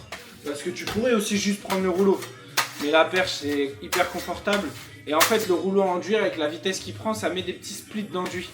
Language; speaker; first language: French; native; French